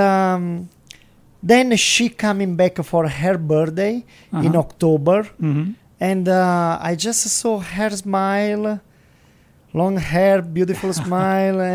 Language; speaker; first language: English; non-native, learner; Italian